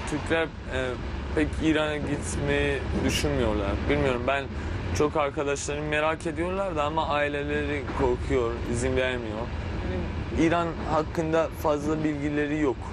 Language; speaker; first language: Turkish; non-native, fluent; Persian